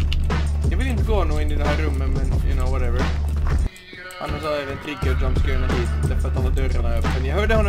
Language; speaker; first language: Swedish; non-native, local second language; Finnish